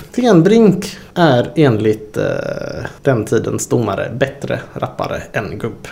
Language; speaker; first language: Swedish; native; Swedish